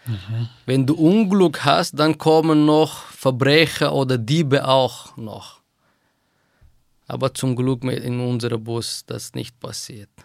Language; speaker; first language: German; non-native, fluent; Persian